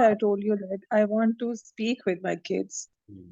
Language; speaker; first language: English; non-native, learner; Urdu